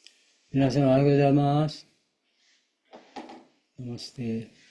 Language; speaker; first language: Japanese; non-native, fluent; Bangla